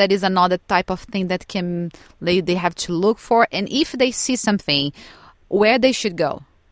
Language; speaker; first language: English; non-native, fluent; Portuguese